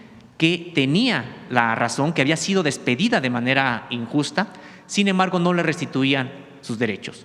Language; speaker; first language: Spanish; native; Spanish